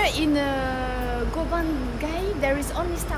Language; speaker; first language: English; non-native, fluent; French